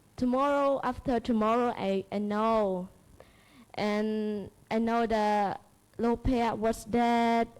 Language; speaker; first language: English; non-native, learner; Khmer